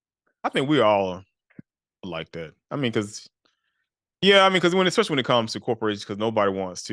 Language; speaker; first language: English; native; English